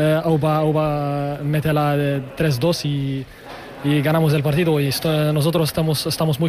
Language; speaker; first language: Spanish; non-native, learner; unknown